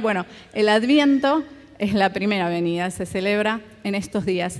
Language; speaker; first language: Spanish; native; Spanish